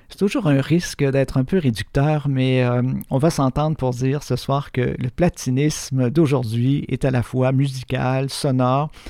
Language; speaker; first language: French; native; French